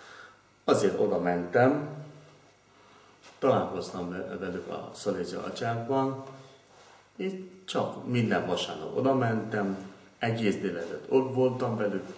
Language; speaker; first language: Hungarian; non-native, learner; Vietnamese